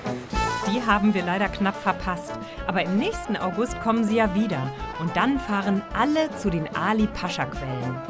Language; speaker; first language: German; native; German